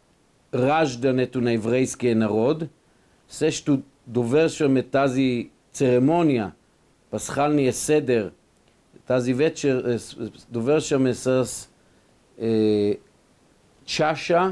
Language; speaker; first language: Bulgarian; non-native, fluent; Hebrew